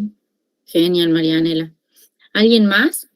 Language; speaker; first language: Spanish; native; Spanish